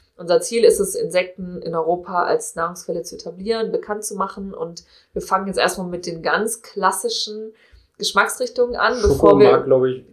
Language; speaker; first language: German; native; German